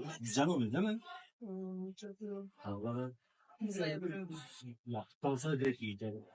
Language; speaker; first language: Turkish; non-native, fluent; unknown